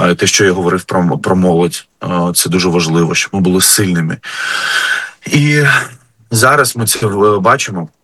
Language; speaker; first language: Ukrainian; non-native, fluent; Arabic